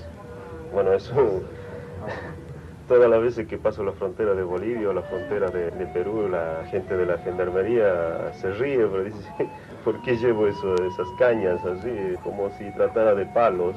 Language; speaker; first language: Spanish; non-native, local second language; Quechua